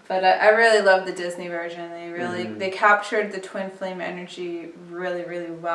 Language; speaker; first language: English; native; English